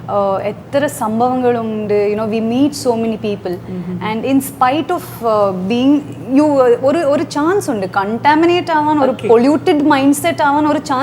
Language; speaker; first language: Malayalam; non-native, learner; Kannada